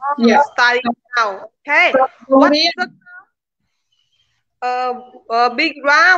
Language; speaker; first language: English; non-native, learner; Khmer